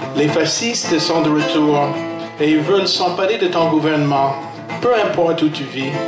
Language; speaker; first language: French; non-native, fluent; English